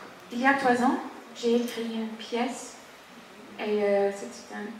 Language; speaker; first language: French; non-native, learner; English